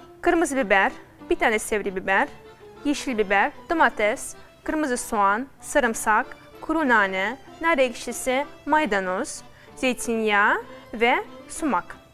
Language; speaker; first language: Turkish; non-native, fluent; Russian